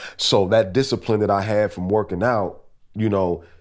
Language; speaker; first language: English; native; English